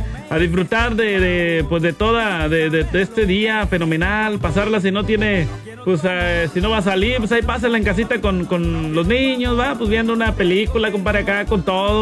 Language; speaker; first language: Spanish; native; Spanish